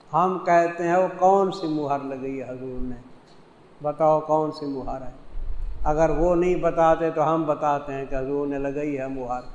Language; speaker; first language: Urdu; non-native, local second language; Punjabi